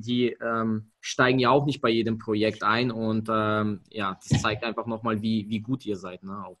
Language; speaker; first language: German; native; German